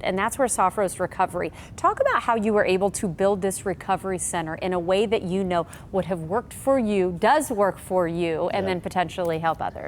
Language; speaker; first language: English; native; English